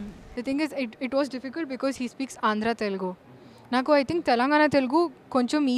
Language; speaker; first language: Telugu; non-native, learner; Kannada